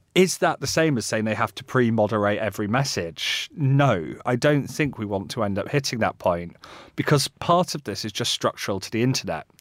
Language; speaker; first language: English; native; English